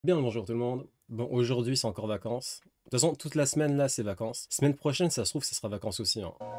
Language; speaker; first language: French; native; French